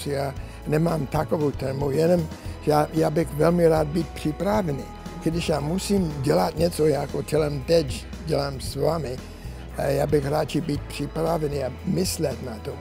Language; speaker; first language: Czech; non-native, learner; English